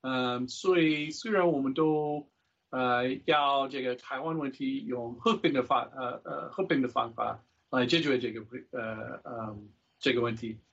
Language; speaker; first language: Chinese; non-native, fluent; English